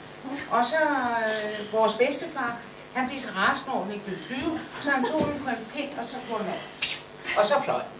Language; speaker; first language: Danish; native; Danish